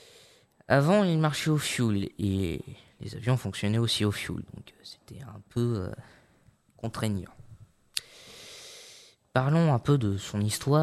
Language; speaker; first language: French; native; French